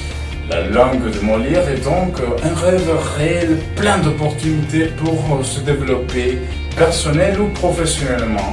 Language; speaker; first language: French; non-native, fluent; Spanish